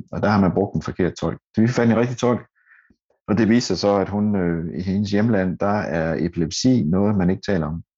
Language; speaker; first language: Danish; native; Danish